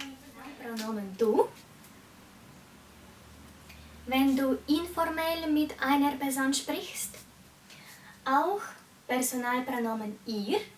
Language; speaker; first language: German; non-native, fluent; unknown